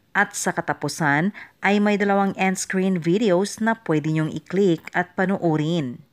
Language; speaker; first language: Filipino; native; Filipino